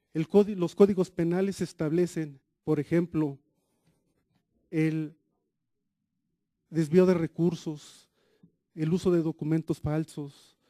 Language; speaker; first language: Spanish; native; Spanish